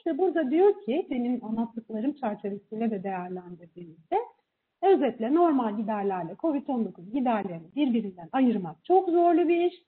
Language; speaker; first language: Turkish; native; Turkish